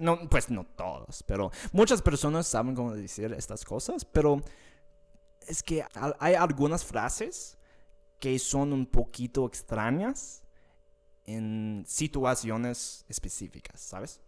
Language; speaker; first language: Spanish; non-native, fluent; English